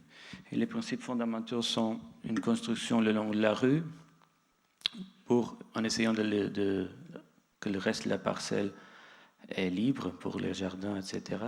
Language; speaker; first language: French; non-native, fluent; Portuguese